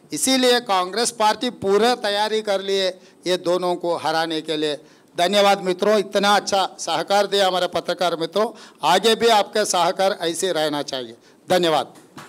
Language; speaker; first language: Hindi; non-native, local second language; Telugu